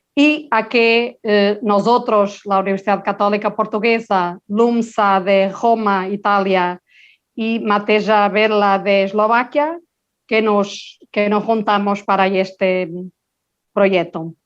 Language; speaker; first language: Spanish; non-native, local second language; Portuguese